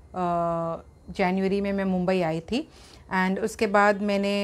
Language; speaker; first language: Hindi; native; Hindi